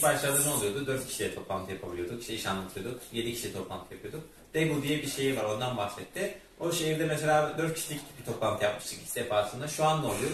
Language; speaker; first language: Turkish; native; Turkish